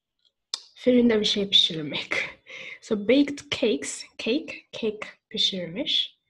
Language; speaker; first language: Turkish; non-native, fluent; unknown